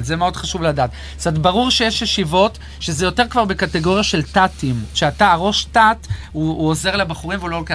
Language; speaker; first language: Hebrew; native; Hebrew